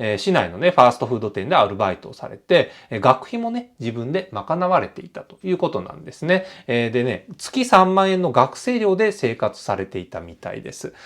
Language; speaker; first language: Japanese; native; Japanese